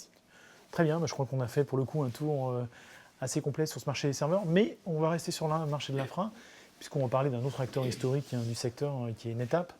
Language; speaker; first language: French; native; French